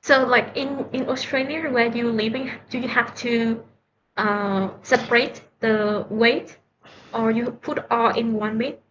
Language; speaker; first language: English; non-native, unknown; Vietnamese